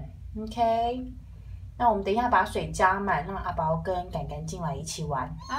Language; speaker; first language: Chinese; native; Chinese